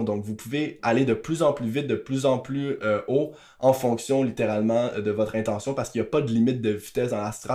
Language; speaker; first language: French; native; French